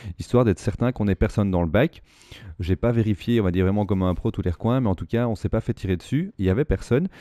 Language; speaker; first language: French; native; French